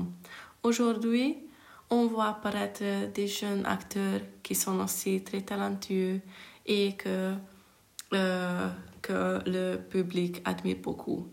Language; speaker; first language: French; non-native, fluent; Hungarian